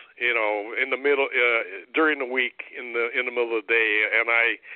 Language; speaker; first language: English; native; English